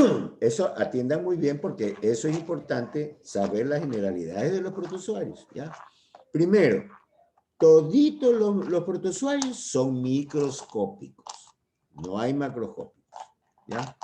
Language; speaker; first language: Spanish; native; Spanish